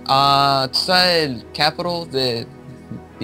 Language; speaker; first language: Spanish; early bilingual, heritage; English